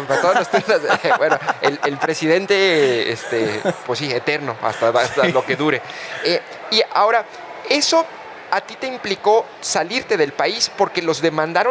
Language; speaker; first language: Spanish; native; Spanish